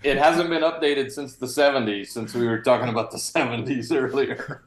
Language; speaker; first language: English; native; English